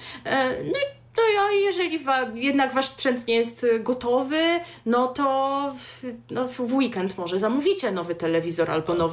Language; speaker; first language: Polish; native; Polish